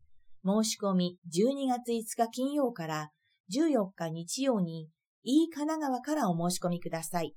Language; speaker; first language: Japanese; native; Japanese